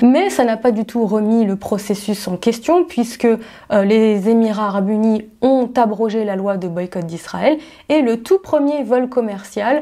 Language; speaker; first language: French; native; French